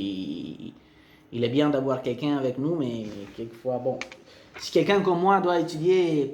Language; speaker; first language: French; non-native, fluent; Italian